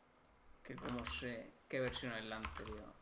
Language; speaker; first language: Spanish; native; Spanish